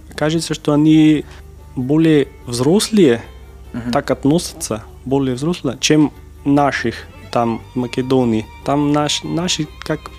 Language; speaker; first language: Russian; non-native, fluent; Macedonian